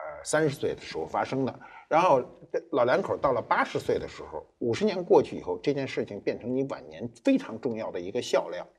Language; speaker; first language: Chinese; native; Chinese